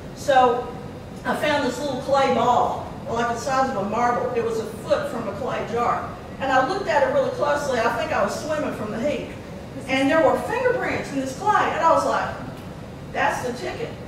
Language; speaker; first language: English; native; English